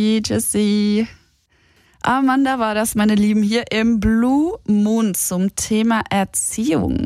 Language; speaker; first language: German; native; German